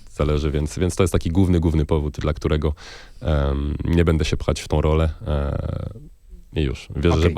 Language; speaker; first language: Polish; non-native, fluent; French